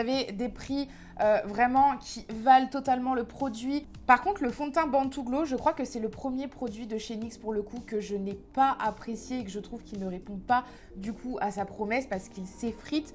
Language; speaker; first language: French; native; French